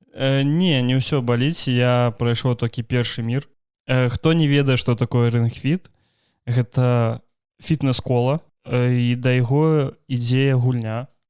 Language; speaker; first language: Belarusian; native; Belarusian